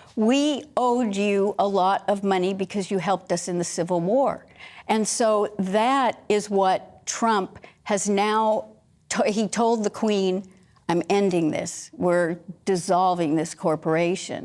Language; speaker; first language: English; native; English